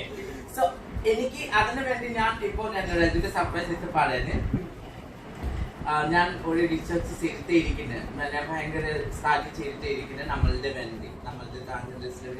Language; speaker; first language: Malayalam; non-native, learner; Assamese